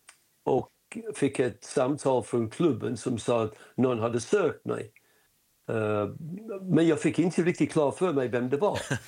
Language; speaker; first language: Swedish; non-native, fluent; English